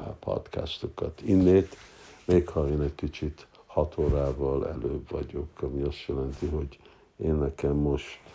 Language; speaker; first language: Hungarian; early bilingual, heritage; Hungarian